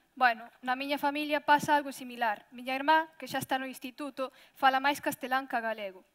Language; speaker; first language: Galician; early bilingual, other home language; Riffian